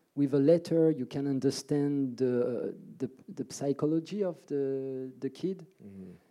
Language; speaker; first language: English; early bilingual, other home language; French